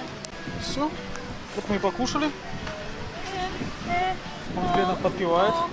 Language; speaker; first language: Russian; native; Russian